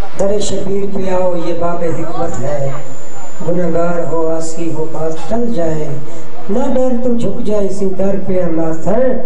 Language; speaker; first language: Urdu; non-native, local second language; Punjabi